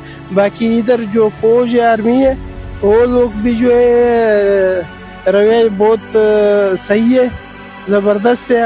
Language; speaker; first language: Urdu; non-native, learner; Pashto